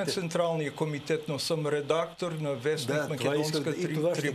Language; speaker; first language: Bulgarian; early bilingual, heritage; Bulgarian